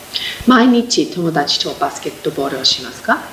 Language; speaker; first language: Japanese; non-native, fluent; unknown